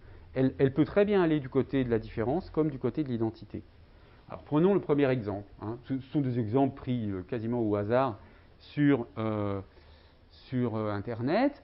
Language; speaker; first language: French; native; French